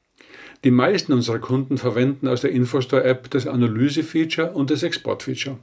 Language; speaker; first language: German; native; German